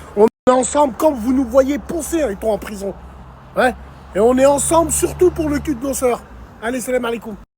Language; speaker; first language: French; early bilingual, other home language; Arabic